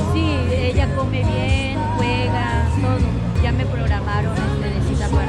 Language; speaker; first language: Spanish; native; Spanish